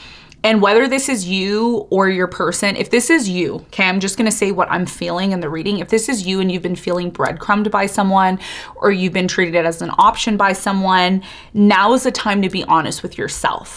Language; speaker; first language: English; native; English